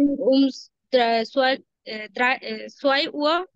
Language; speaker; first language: German; non-native, learner; Bangla